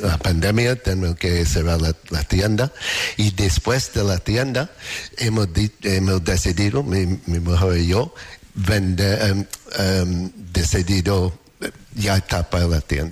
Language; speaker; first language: Spanish; non-native, learner; English